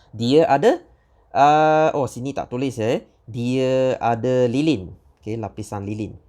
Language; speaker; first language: Malay; non-native, local second language; Chinese